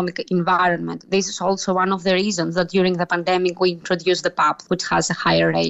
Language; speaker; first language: English; native; English